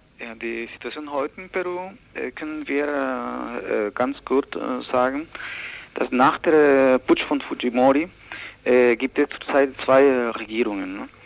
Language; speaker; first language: German; non-native, learner; Spanish